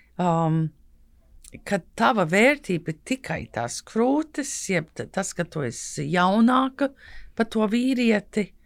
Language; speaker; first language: Latvian; early bilingual, heritage; Latvian